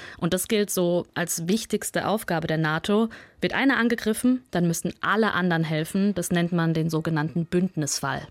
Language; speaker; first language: German; early bilingual, other home language; Russian